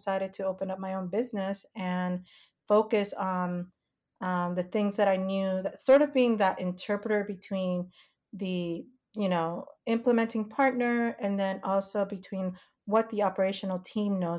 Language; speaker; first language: English; native; English